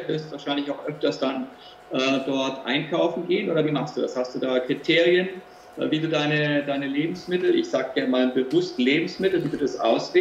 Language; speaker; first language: German; native; German